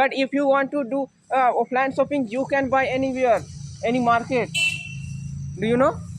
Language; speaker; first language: English; non-native, learner; Hindi